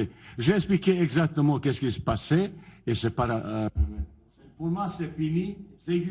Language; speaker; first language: French; non-native, learner; Bosnian